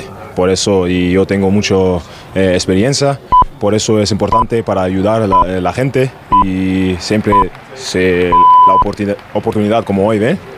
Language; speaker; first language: Spanish; non-native, learner; German